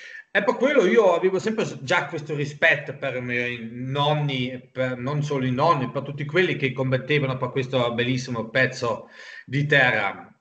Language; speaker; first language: Italian; non-native, local second language; German